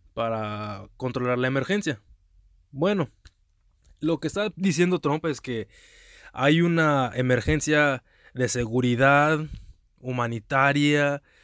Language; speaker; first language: Spanish; early bilingual, heritage; Spanish